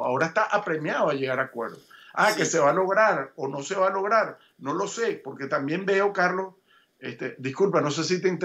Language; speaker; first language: Spanish; native; Spanish